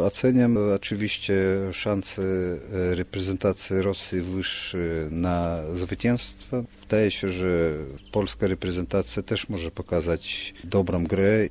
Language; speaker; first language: Polish; non-native, fluent; Russian